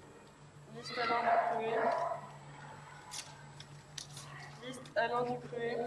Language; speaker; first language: French; native; French